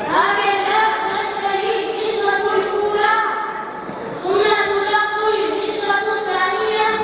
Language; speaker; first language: Arabic; non-native, learner; Urdu